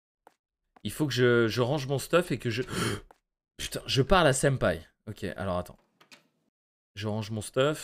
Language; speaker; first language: French; native; French